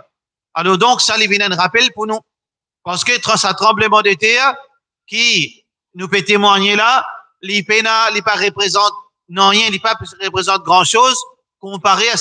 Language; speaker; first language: French; non-native, local second language; Morisyen